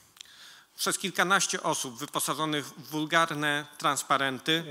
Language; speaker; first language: Polish; native; Polish